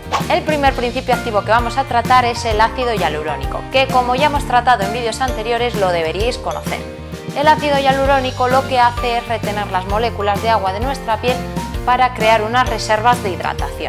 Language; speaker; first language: Spanish; native; Spanish